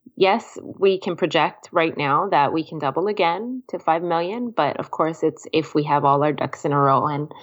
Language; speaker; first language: English; native; English